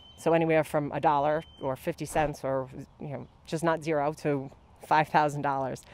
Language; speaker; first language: English; native; English